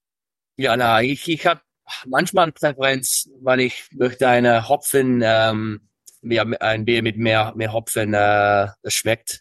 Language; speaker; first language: German; early bilingual, heritage; English